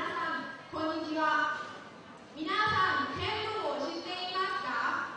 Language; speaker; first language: Japanese; non-native, learner; Lao